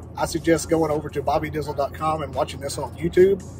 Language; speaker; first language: English; native; English